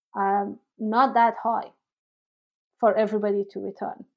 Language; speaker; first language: English; non-native, fluent; Persian